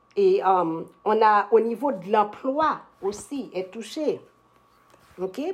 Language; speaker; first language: French; native; French